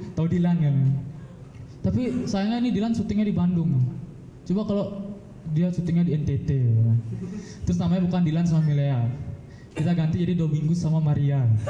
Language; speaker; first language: Indonesian; native; Indonesian